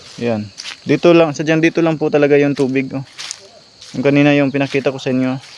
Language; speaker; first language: Filipino; non-native, local second language; Cebuano